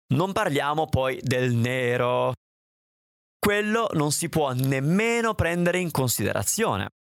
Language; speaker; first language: Italian; native; Italian